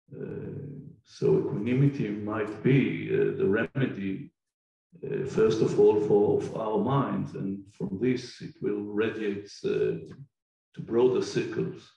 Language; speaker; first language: English; non-native, fluent; Hebrew